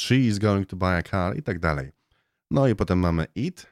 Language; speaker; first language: English; non-native, fluent; Polish